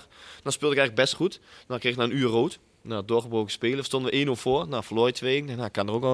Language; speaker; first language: Dutch; native; Dutch